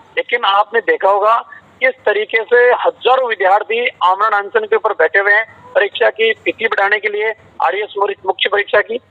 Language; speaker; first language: Hindi; native; Hindi